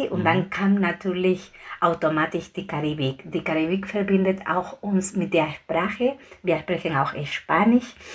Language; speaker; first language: German; non-native, fluent; Spanish